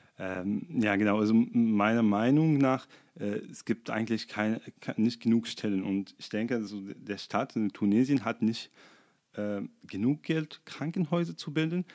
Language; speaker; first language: German; non-native, fluent; Arabic